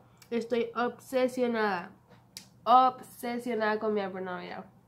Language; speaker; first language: Spanish; native; Spanish